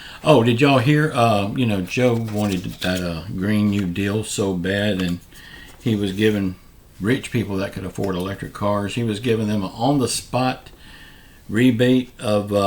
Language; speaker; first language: English; native; English